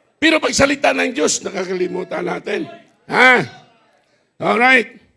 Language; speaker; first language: Filipino; non-native, local second language; Hiligaynon